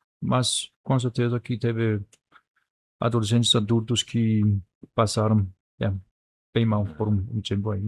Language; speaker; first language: Portuguese; non-native, fluent; Danish